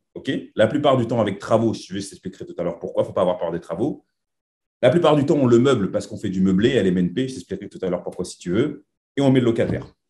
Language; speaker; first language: French; native; French